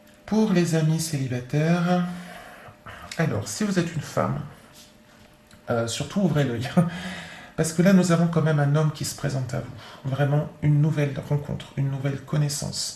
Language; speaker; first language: French; native; French